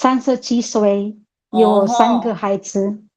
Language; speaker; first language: Chinese; non-native, learner; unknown